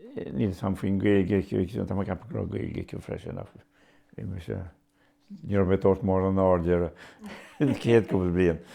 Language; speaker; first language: Irish; native; Irish